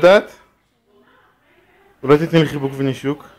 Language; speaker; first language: Hebrew; native; Hebrew